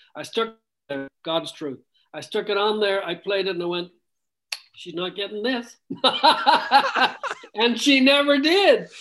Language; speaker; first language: English; native; English